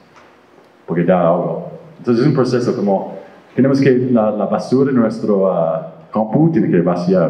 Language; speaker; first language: Spanish; non-native, fluent; English